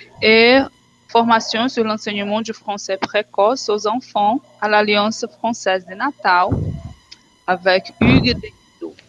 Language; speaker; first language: French; non-native, fluent; Portuguese